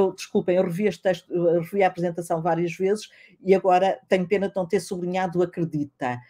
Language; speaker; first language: Portuguese; native; Portuguese